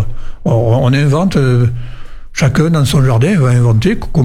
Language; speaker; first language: French; native; French